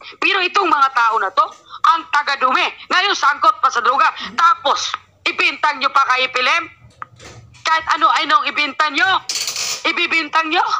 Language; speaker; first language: Filipino; non-native, local second language; Cebuano